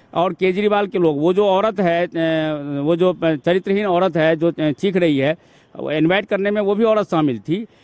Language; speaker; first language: Hindi; native; Hindi